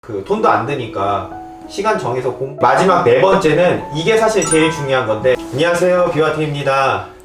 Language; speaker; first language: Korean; native; Korean